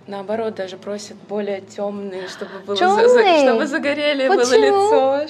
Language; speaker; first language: Russian; native; Russian